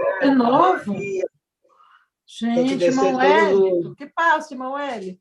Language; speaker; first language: Portuguese; native; Portuguese